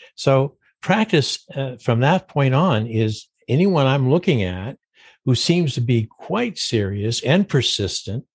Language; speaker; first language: English; native; English